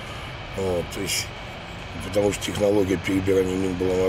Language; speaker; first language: Russian; native; Russian